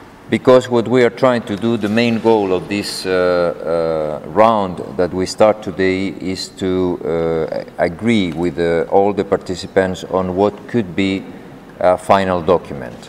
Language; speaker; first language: English; non-native, fluent; Spanish